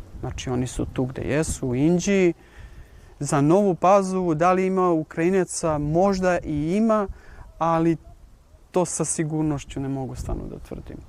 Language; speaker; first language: Bosnian; non-native, local second language; Ukrainian